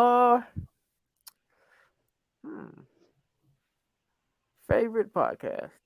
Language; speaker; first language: English; native; English